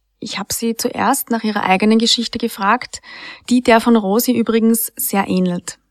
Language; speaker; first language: German; native; German